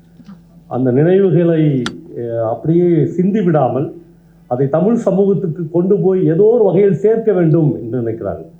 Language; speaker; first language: Tamil; native; Tamil